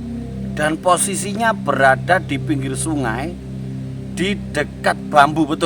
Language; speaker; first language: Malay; non-native, local second language; Javanese